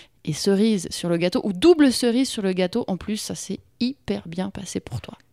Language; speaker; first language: French; native; French